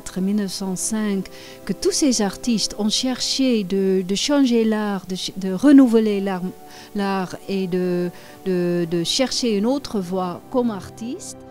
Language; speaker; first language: French; non-native, fluent; Dutch